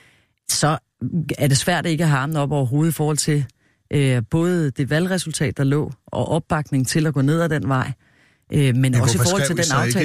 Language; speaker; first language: Danish; native; Danish